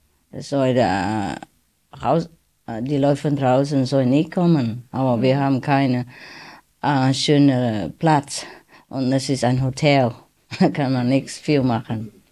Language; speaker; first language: German; non-native, learner; Vietnamese